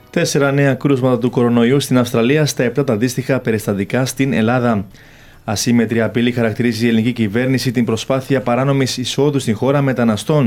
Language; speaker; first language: Greek; native; Greek